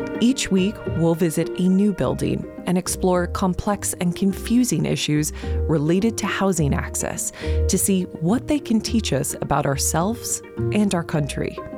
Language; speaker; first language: English; native; English